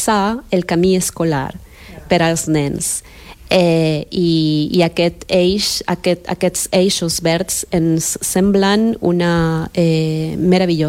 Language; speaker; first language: Catalan; non-native, fluent; Spanish